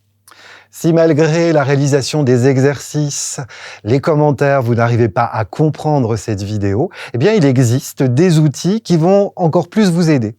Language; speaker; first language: French; native; French